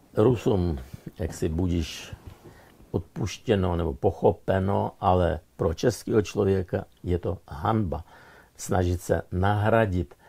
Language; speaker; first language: Czech; non-native, fluent; Russian